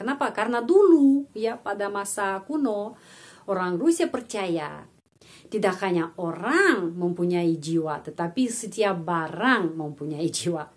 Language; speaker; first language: Indonesian; non-native, fluent; Russian